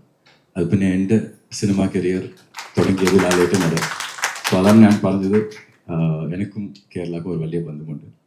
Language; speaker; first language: Malayalam; non-native, learner; Tamil